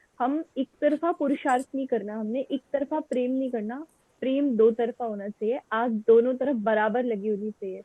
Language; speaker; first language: Hindi; native; Hindi